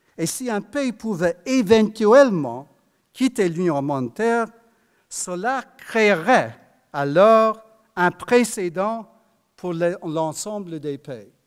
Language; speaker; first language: French; non-native, fluent; English